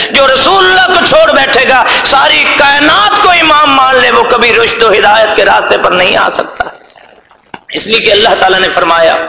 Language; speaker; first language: Urdu; non-native, local second language; Punjabi